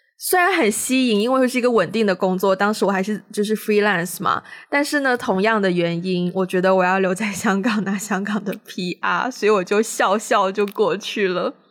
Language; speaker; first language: Chinese; native; Chinese